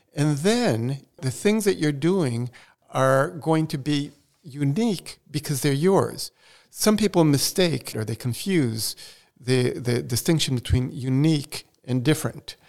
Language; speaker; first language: English; early bilingual, other home language; Portuguese